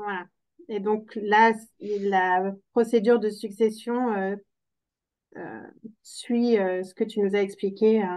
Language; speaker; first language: French; native; French